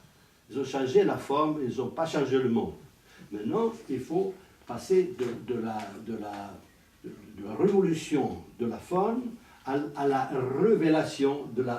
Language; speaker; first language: French; non-native, fluent; Italian